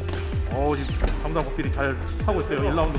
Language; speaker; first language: Korean; native; Korean